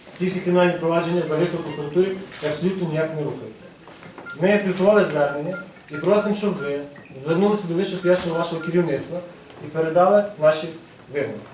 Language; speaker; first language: Ukrainian; native; Ukrainian